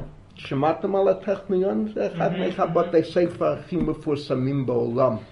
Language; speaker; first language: Hebrew; non-native, fluent; English